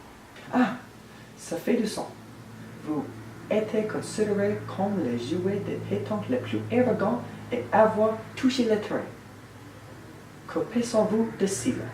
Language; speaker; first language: French; non-native, learner; English